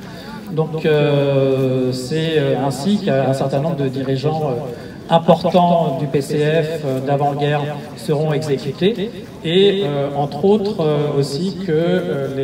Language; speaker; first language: French; native; French